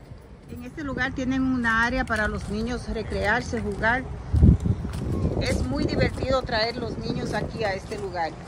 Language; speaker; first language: Spanish; native; Spanish